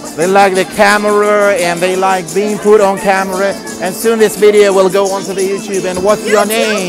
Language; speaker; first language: English; non-native, fluent; Russian